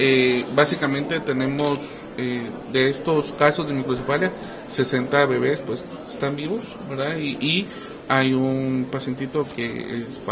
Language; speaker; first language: Spanish; native; Spanish